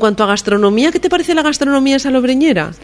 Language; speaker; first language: Spanish; native; Spanish